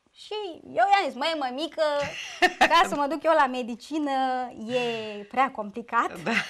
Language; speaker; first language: Romanian; native; Romanian